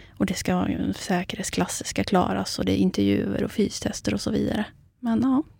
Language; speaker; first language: Swedish; early bilingual, other home language; Kurdish